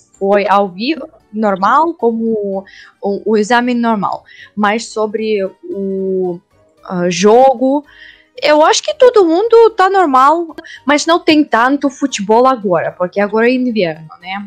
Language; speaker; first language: Portuguese; non-native, learner; Russian